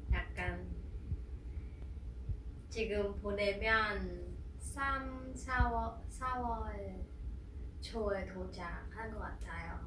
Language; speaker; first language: Korean; non-native, fluent; Khmer